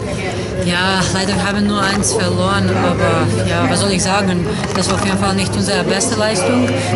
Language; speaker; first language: German; non-native, fluent; Serbian